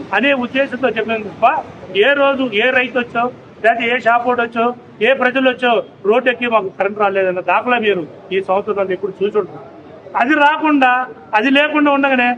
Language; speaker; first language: Telugu; native; Telugu